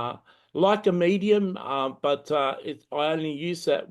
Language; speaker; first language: English; native; English